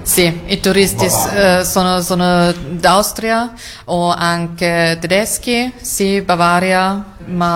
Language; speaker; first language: Italian; non-native, fluent; German